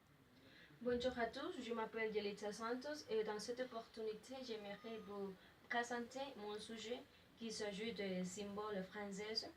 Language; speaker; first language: French; non-native, learner; Spanish